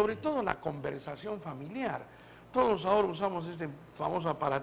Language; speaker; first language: Spanish; native; Spanish